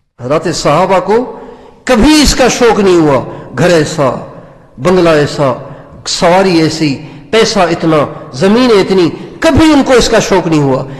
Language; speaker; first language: Urdu; non-native, local second language; Sindhi